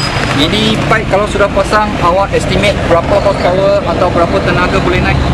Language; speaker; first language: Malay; non-native, local second language; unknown